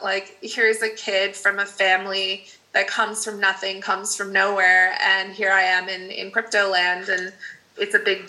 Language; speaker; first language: English; non-native, fluent; Dutch